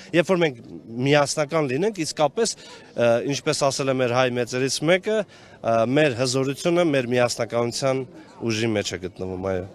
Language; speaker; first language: Armenian; non-native, local second language; Kurdish